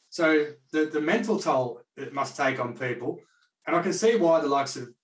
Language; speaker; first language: English; native; English